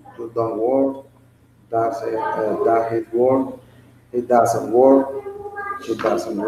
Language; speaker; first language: English; non-native, learner; Spanish